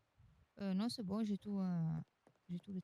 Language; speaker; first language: French; native; French